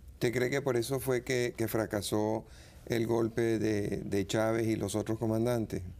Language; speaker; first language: Spanish; native; Spanish